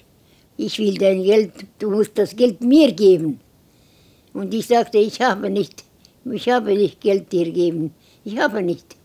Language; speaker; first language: German; non-native, learner; Estonian